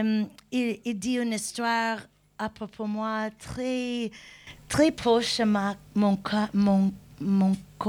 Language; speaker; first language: French; non-native, learner; English